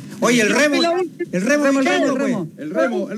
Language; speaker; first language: Spanish; native; Spanish